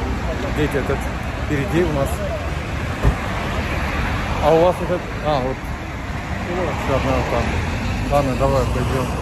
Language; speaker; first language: Russian; non-native, learner; Turkish